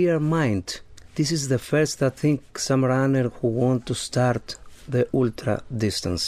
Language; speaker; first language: English; non-native, learner; Greek